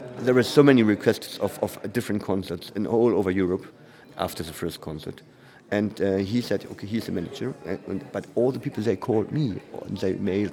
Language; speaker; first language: English; non-native, fluent; German